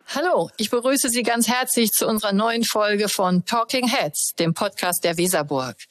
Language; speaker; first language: German; native; German